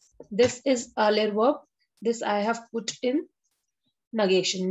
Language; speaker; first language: English; non-native, local second language; Hindi